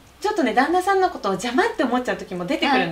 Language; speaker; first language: Japanese; native; Japanese